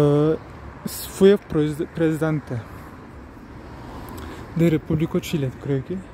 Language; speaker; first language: Spanish; non-native, learner; Turkish